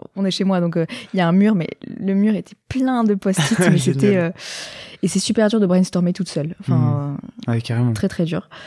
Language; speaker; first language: French; native; French